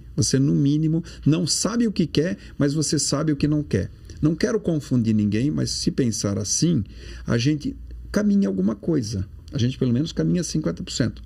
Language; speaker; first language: Portuguese; native; Portuguese